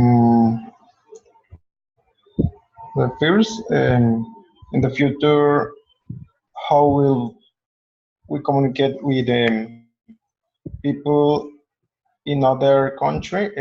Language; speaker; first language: English; non-native, learner; Spanish